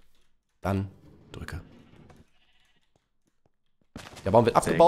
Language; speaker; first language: German; native; German